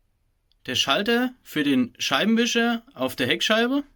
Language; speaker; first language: German; native; German